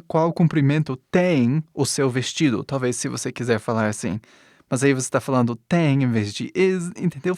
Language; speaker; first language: Portuguese; non-native, fluent; English